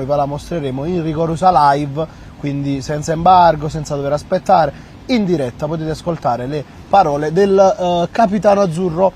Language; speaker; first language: Italian; native; Italian